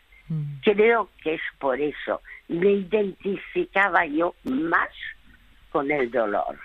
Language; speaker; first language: Spanish; early bilingual, other home language; French